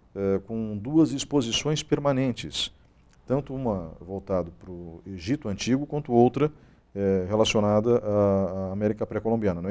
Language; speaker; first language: Portuguese; native; Portuguese